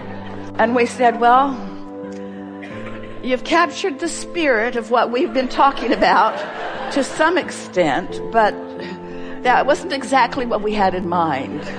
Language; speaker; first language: English; native; English